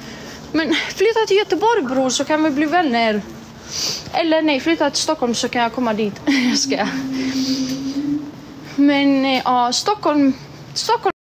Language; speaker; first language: Swedish; early bilingual, other home language; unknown